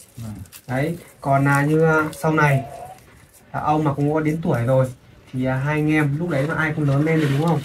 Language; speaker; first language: Vietnamese; native; Vietnamese